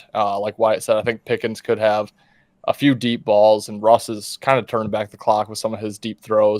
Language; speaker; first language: English; native; English